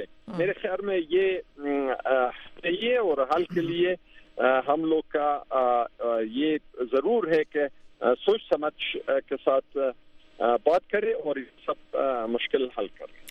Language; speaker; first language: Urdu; non-native, fluent; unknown